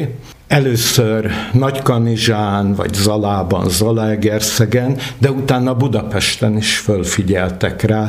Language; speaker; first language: Hungarian; native; Hungarian